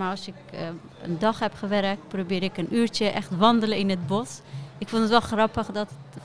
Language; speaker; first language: Dutch; non-native, fluent; Persian